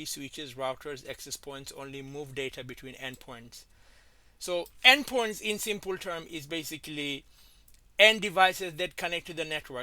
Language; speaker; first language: English; non-native, fluent; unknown